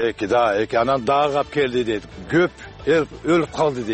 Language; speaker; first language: Kyrgyz; non-native, local second language; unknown